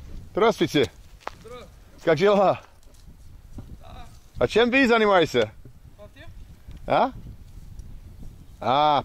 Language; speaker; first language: Russian; non-native, learner; English